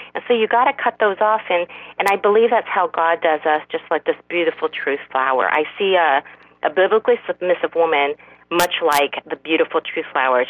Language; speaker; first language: English; non-native, fluent; Korean